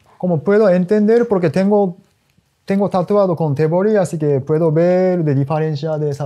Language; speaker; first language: Spanish; non-native, learner; Japanese